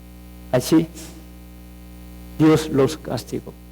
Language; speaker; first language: Spanish; non-native, fluent; Korean